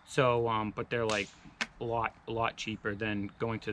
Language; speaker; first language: English; native; English